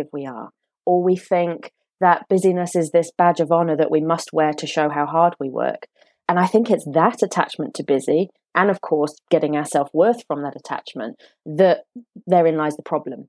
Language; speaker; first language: English; native; English